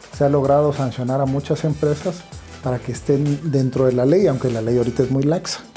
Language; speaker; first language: Spanish; native; Spanish